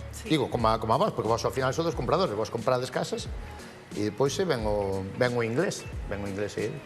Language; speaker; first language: Galician; native; Galician